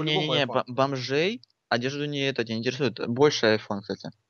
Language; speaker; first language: Russian; native; Russian